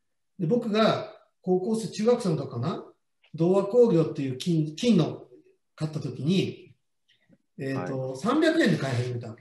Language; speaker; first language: Japanese; native; Japanese